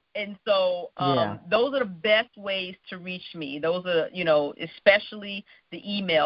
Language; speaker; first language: English; native; English